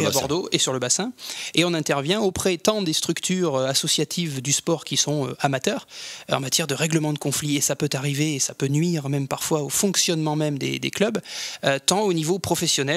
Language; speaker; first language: French; native; French